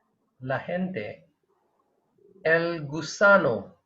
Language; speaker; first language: Spanish; non-native, learner; Malayalam